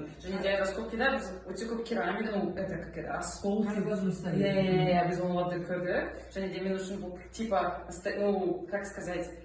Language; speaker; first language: Kazakh; non-native, learner; Russian